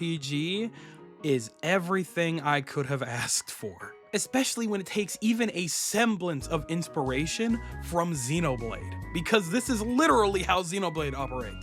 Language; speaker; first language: English; native; English